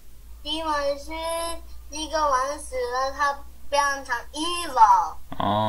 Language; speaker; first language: Chinese; early bilingual, heritage; Chinese